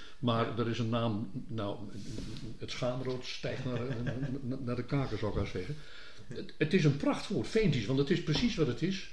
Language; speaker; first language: Dutch; native; Dutch